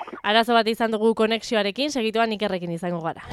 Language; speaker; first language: Basque; native; Basque